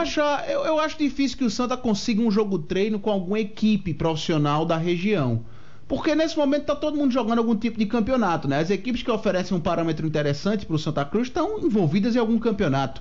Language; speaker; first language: Portuguese; native; Portuguese